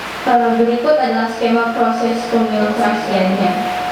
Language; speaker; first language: Indonesian; native; Indonesian